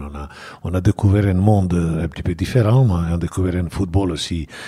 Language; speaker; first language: French; non-native, fluent; Bosnian